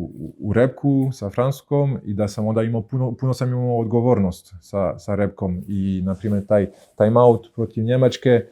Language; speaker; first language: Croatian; early bilingual, heritage; Croatian